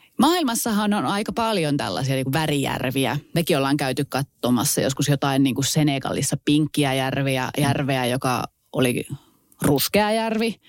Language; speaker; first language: Finnish; native; Finnish